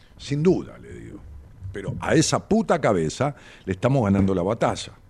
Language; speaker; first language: Spanish; native; Spanish